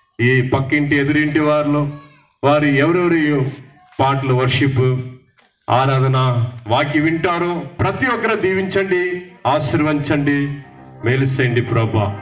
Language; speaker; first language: Telugu; non-native, learner; Tamil